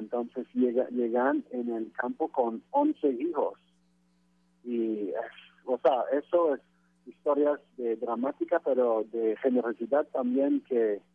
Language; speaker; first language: Spanish; non-native, fluent; French